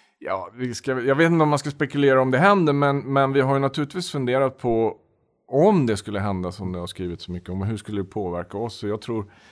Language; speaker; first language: Swedish; native; Swedish